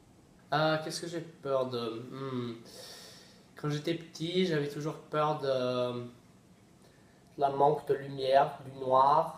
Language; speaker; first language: French; early bilingual, heritage; Swedish